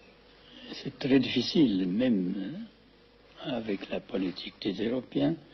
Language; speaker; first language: French; non-native, fluent; Amharic